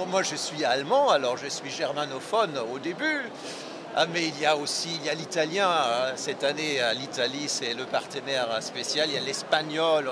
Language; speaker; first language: French; non-native, fluent; German